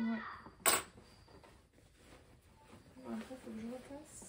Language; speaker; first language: French; native; French